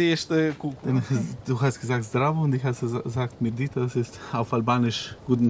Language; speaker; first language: German; non-native, fluent; Serbian